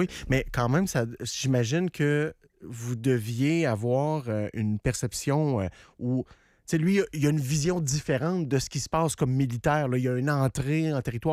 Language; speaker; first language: French; native; French